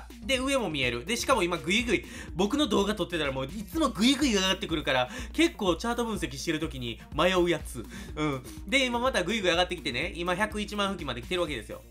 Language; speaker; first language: Japanese; native; Japanese